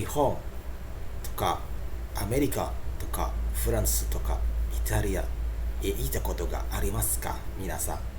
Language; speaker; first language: Japanese; non-native, fluent; Indonesian